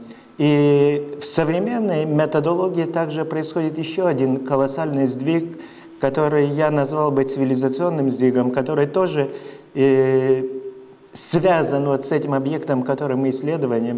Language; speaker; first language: Russian; non-native, fluent; Lithuanian